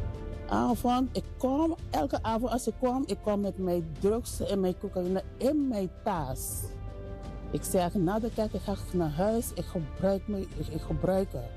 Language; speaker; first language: Dutch; non-native, learner; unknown